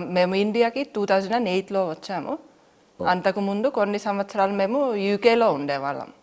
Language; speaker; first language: Telugu; non-native, fluent; Finnish